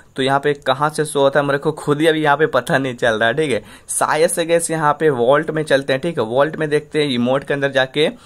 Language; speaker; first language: Hindi; native; Hindi